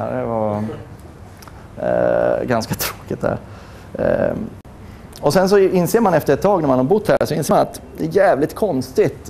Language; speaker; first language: Swedish; native; Swedish